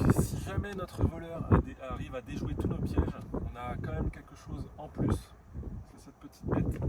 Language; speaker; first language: French; native; French